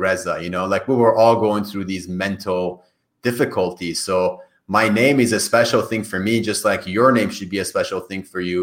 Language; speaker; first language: English; non-native, fluent; Persian